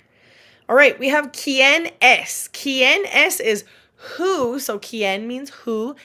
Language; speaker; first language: Spanish; non-native, fluent; English